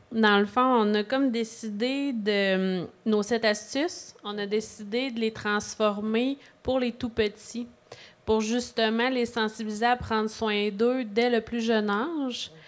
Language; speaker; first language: French; native; French